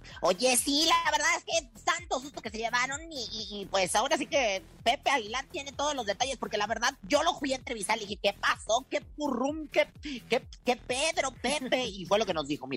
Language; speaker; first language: Spanish; native; Spanish